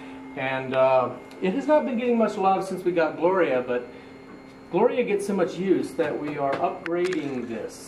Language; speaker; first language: English; native; English